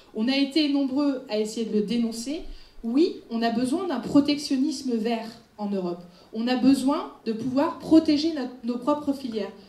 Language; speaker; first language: French; non-native, fluent; Dutch